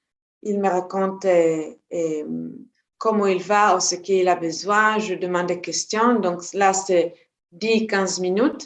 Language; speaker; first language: French; non-native, fluent; Hebrew